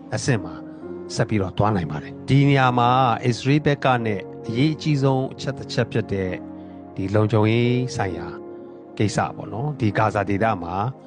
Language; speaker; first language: Burmese; non-native, local second language; Hakha Chin